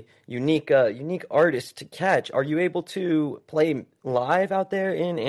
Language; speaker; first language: English; native; English